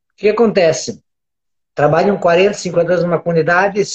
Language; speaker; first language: Portuguese; native; Portuguese